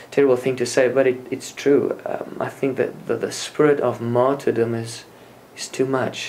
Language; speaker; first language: English; non-native, local second language; Afrikaans